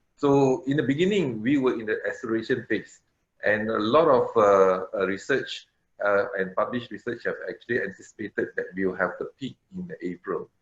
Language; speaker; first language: English; non-native, local second language; Malay